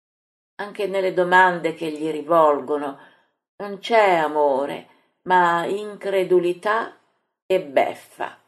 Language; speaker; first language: Italian; native; Italian